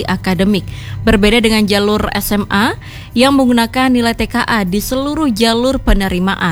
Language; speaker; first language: Indonesian; native; Indonesian